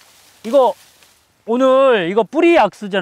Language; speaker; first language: Korean; native; Korean